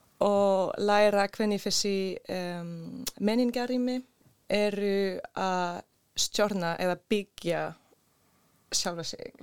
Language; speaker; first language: Icelandic; non-native, learner; Swedish